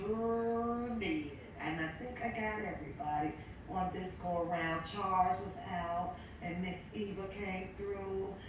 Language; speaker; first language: English; native; English